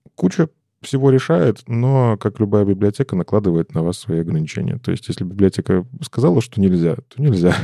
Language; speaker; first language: Russian; native; Russian